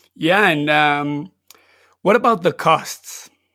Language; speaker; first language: English; non-native, fluent; Spanish